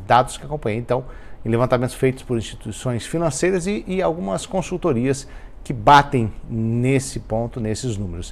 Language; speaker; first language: Portuguese; native; Portuguese